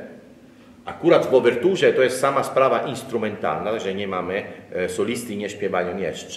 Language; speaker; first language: Polish; non-native, learner; Italian